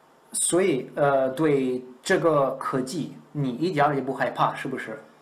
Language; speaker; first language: Chinese; non-native, fluent; Italian